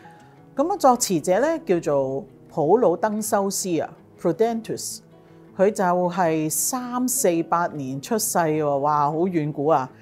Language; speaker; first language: Chinese; native; Chinese